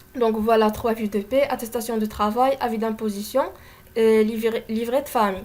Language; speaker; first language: French; non-native, local second language; Arabic